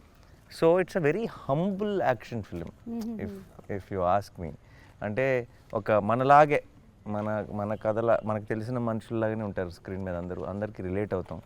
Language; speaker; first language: Telugu; native; Telugu